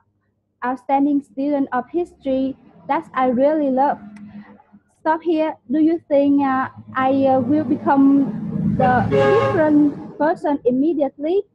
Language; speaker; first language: English; non-native, learner; Vietnamese